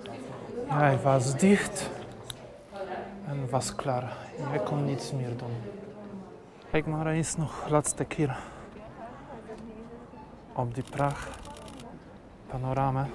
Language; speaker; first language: Dutch; non-native, learner; Polish